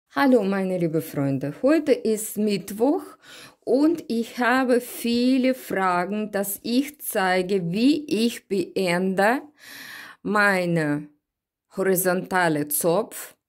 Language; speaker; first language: German; non-native, learner; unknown